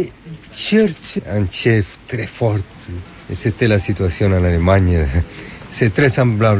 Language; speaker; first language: French; non-native, fluent; Spanish